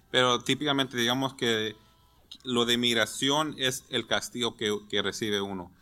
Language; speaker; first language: Spanish; early bilingual, heritage; Spanish